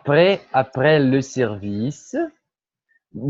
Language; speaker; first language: French; non-native, fluent; Portuguese